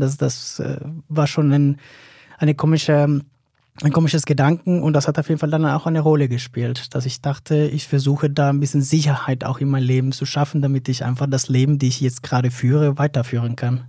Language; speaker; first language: German; non-native, fluent; Spanish